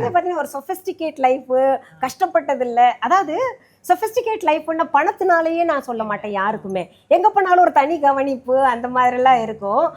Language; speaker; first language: Tamil; non-native, local second language; Hindi